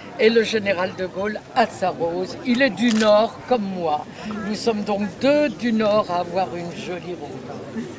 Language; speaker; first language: French; native; French